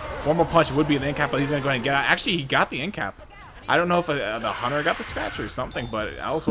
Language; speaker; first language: English; native; English